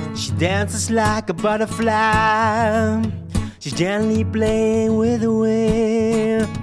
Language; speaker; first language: English; non-native, fluent; Dutch